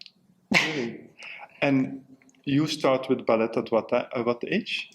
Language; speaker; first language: English; non-native, fluent; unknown